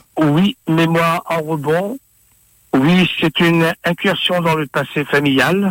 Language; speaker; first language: French; non-native, local second language; Morisyen